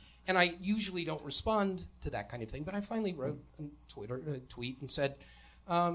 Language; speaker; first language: English; native; English